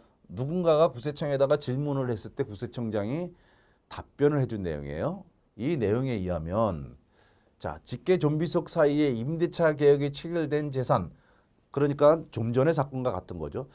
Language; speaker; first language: Korean; native; Korean